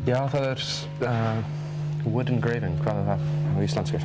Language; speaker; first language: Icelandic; non-native, learner; English